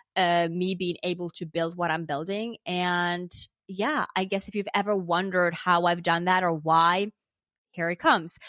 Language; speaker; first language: English; non-native, fluent; Finnish